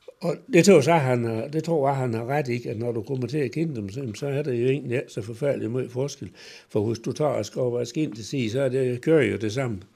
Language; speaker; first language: Danish; native; Danish